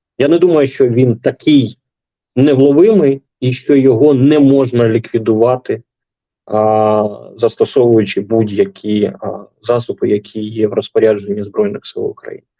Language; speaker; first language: Ukrainian; non-native, local second language; Russian